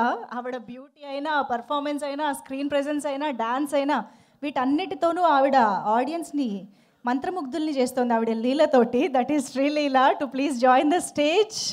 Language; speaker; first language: Telugu; native; Telugu